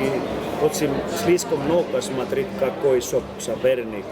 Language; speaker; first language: Russian; non-native, learner; Finnish